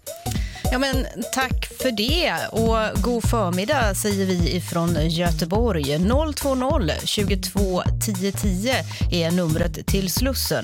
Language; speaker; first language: Swedish; native; Swedish